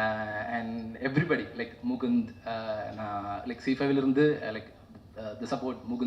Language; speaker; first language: Tamil; non-native, learner; Malayalam